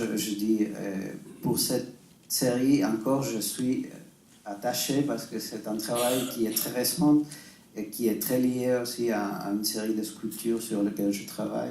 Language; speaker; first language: French; non-native, fluent; Spanish